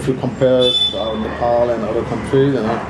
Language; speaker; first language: English; non-native, learner; Nepali